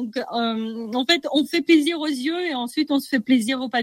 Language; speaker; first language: French; native; French